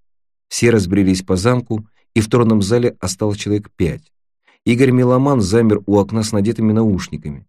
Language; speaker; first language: Russian; native; Russian